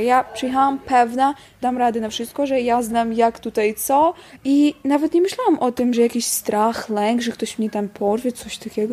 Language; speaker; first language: Polish; non-native, learner; Ukrainian